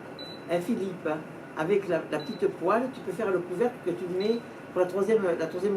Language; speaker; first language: French; native; French